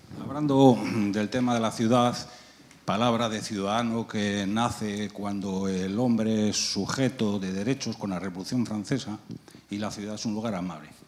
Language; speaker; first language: Spanish; native; Spanish